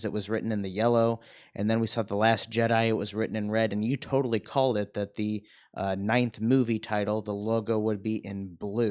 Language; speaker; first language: English; native; English